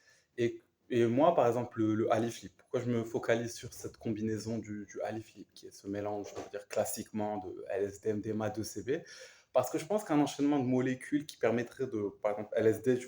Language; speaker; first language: French; native; French